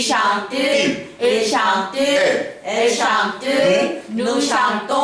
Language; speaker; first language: French; non-native, learner; Korean